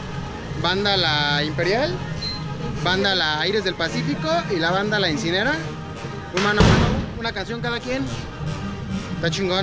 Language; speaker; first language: Spanish; native; Spanish